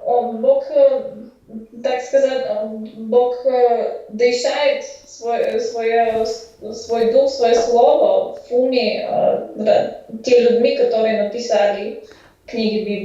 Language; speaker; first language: Russian; non-native, fluent; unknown